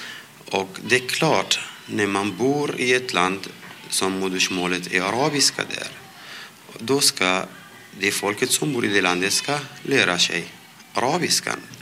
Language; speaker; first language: Swedish; non-native, fluent; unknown